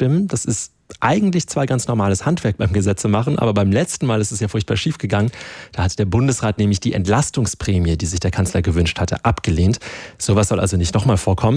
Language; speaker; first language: German; native; German